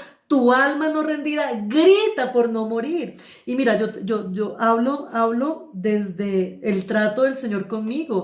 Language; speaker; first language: Spanish; native; Spanish